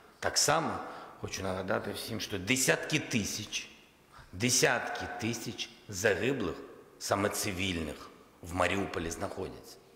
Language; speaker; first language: Ukrainian; non-native, local second language; Russian